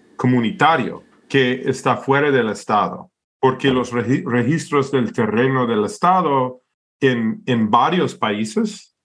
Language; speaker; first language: Spanish; non-native, fluent; English